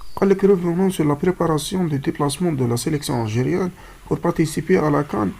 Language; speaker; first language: French; non-native, local second language; Arabic